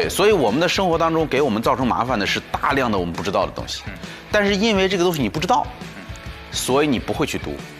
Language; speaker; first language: Chinese; native; Chinese